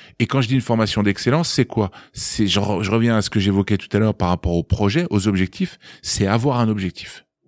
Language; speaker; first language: French; native; French